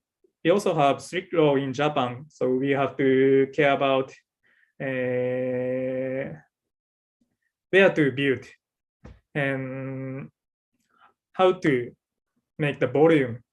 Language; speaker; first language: English; non-native, learner; Japanese